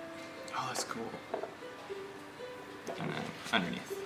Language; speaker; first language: English; native; English